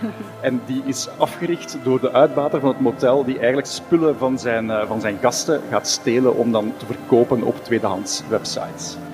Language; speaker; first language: Dutch; native; Dutch